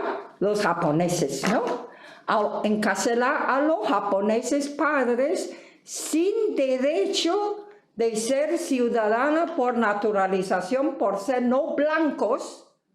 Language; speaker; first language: Spanish; non-native, fluent; Chinese